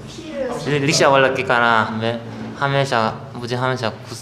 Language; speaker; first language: Hindi; non-native, learner; Korean